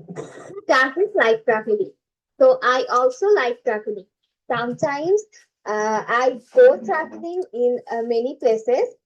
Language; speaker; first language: English; non-native, learner; Bangla